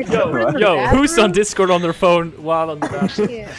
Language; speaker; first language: English; native; English